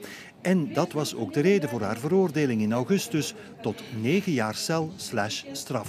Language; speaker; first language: Dutch; native; Dutch